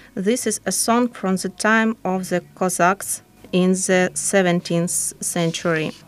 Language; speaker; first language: English; non-native, fluent; Ukrainian